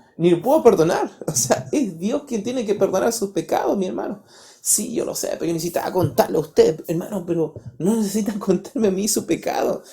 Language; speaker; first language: Spanish; native; Spanish